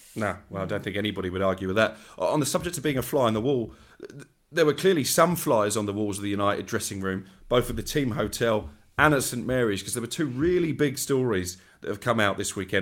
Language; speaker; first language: English; native; English